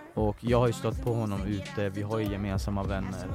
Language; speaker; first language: Swedish; early bilingual, other home language; Persian